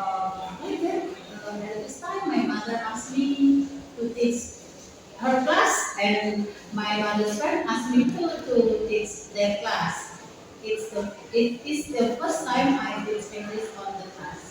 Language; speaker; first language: English; non-native, learner; Indonesian